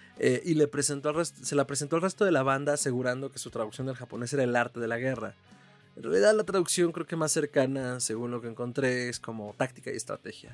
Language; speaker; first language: Spanish; native; Spanish